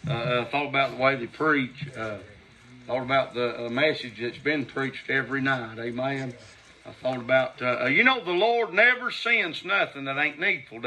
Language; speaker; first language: English; native; English